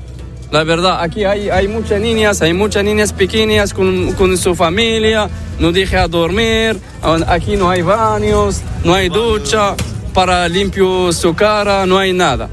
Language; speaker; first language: Spanish; non-native, learner; Arabic